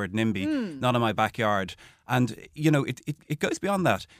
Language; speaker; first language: English; native; English